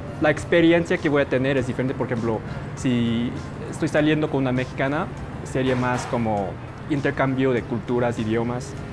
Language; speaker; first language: Spanish; non-native, fluent; Korean